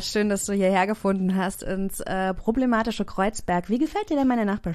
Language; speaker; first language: German; native; German